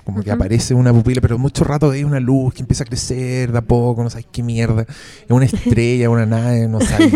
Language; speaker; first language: Spanish; native; Spanish